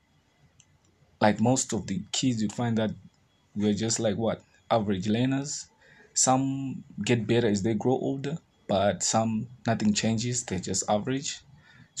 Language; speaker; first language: English; non-native, local second language; Shona